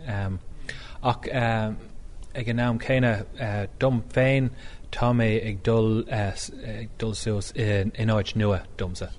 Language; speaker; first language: Irish; non-native, local second language; English